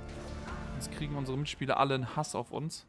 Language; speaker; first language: German; native; German